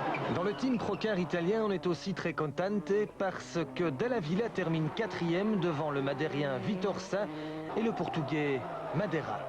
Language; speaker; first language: French; native; French